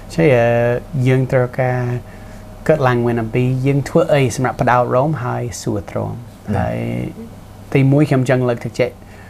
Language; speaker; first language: Khmer; early bilingual, heritage; Khmer